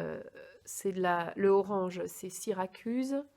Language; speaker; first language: French; native; French